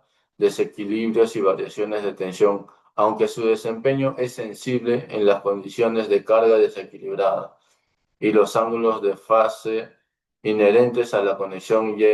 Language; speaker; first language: Spanish; native; Spanish